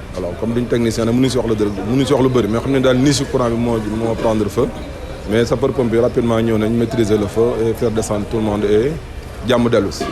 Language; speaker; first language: Wolof; native; Wolof